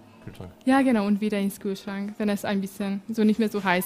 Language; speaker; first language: German; non-native, fluent; Hungarian